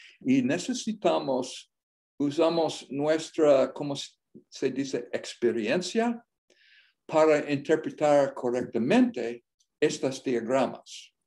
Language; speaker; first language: Spanish; non-native, learner; English